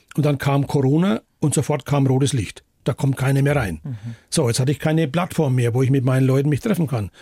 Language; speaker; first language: German; native; German